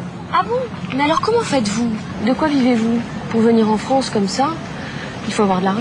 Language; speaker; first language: French; native; French